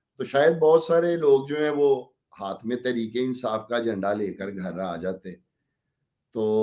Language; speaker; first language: Urdu; non-native, local second language; Punjabi